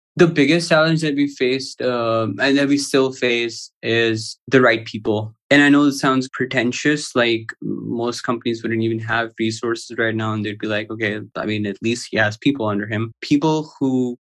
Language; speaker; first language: English; non-native, local second language; Urdu